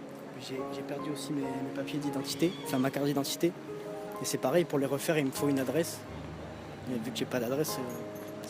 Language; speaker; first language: French; native; French